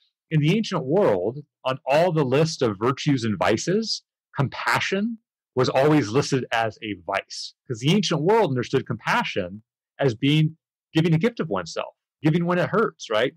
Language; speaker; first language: English; native; English